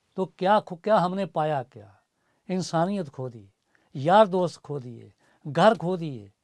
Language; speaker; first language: Hindi; native; Hindi